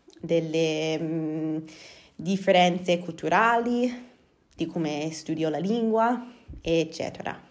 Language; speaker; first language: Italian; non-native, fluent; English